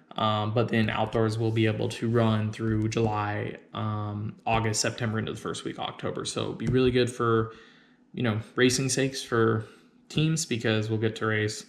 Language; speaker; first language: English; native; English